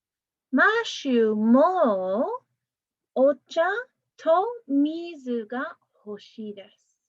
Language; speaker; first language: Japanese; non-native, fluent; English